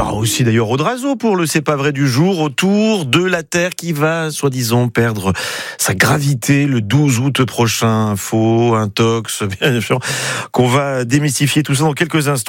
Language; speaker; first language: French; native; French